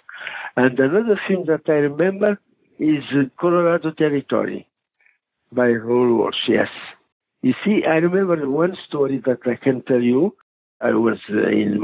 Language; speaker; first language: English; non-native, fluent; Portuguese